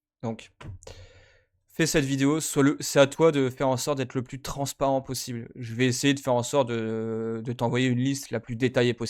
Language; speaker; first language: French; native; French